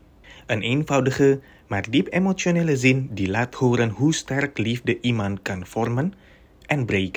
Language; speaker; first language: Dutch; non-native, fluent; Indonesian